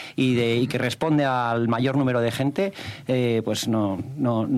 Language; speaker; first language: Spanish; native; Spanish